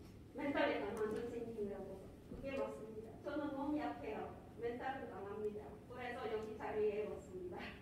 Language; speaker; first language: Korean; non-native, fluent; Filipino